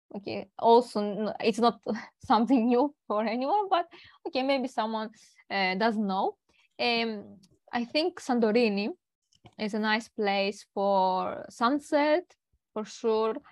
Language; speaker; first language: English; non-native, learner; Greek